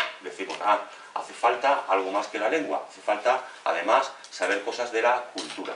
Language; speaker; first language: Spanish; native; Spanish